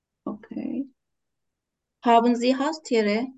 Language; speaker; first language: German; non-native, learner; Turkish